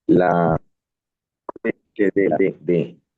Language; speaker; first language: Spanish; native; Spanish